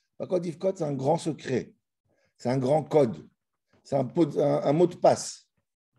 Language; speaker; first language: French; native; French